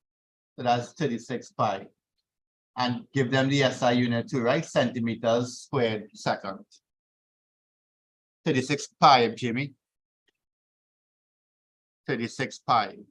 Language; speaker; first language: English; native; English